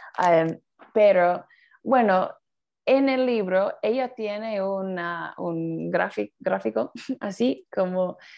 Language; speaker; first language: Spanish; non-native, fluent; English